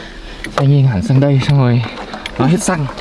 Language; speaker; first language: Vietnamese; native; Vietnamese